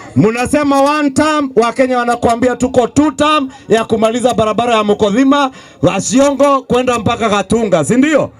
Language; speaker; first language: Swahili; non-native, local second language; Meru